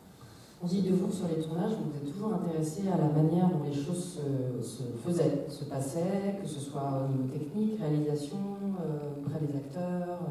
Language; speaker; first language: French; native; French